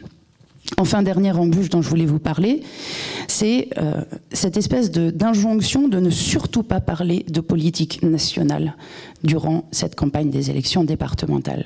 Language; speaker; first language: French; native; French